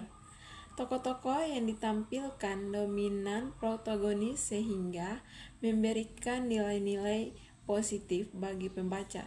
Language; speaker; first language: Indonesian; native; Indonesian